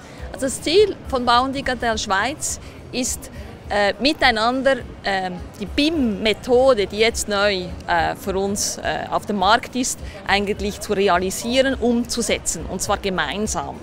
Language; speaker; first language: German; native; German